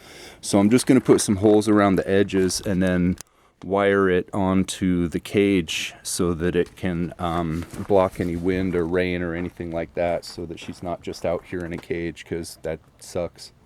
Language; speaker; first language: English; native; English